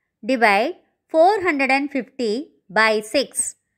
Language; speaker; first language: English; non-native, local second language; Tamil